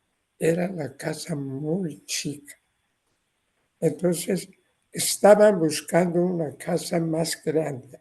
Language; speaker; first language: Spanish; non-native, learner; Persian